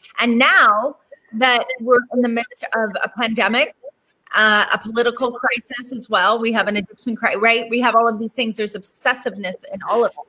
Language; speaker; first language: English; native; English